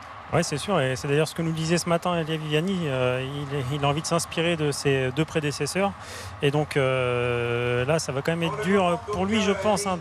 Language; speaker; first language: French; native; French